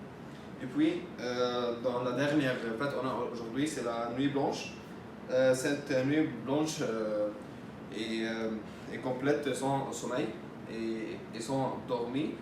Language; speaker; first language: French; non-native, learner; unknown